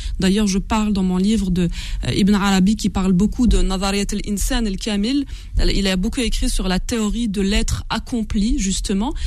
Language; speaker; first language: French; non-native, local second language; Kabyle